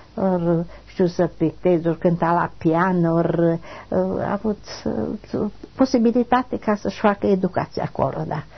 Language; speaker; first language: Romanian; non-native, local second language; German